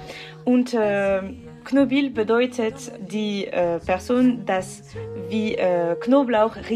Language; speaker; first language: German; non-native, learner; French